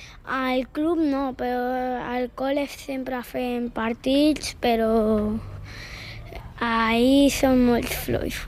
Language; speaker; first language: Catalan; non-native, local second language; Spanish